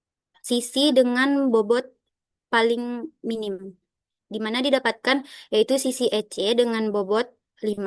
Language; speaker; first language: Indonesian; native; Indonesian